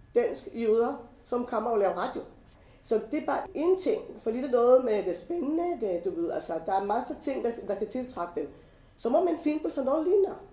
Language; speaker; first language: Danish; non-native, fluent; Hebrew